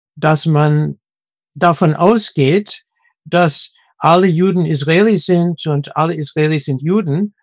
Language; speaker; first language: German; non-native, fluent; English